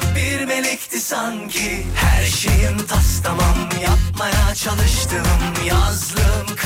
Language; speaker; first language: Turkish; native; Turkish